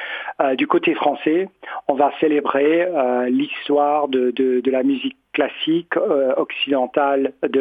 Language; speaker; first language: French; non-native, fluent; English